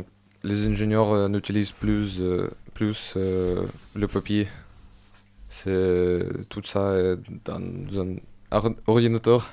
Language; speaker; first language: French; non-native, fluent; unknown